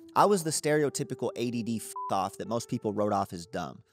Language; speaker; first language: English; native; English